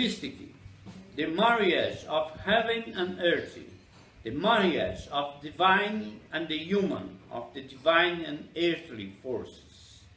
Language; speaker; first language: English; non-native, fluent; Portuguese